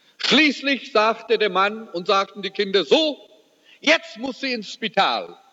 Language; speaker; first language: German; early bilingual, heritage; German